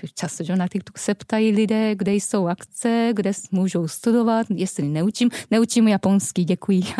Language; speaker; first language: Czech; non-native, fluent; Japanese